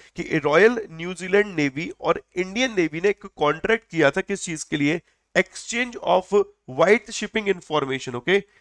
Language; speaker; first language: Hindi; native; Hindi